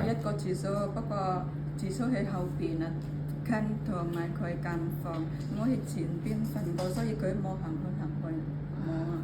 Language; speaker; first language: Cantonese; non-native, learner; Indonesian